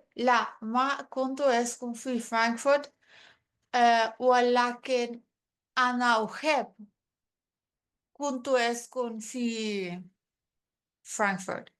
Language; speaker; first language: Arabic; non-native, learner; English